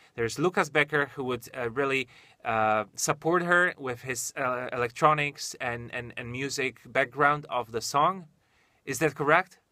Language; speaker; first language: English; non-native, fluent; Polish